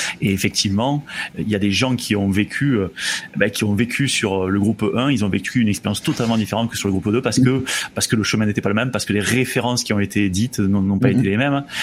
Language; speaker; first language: French; native; French